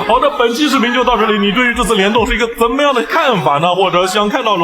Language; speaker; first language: Chinese; native; Chinese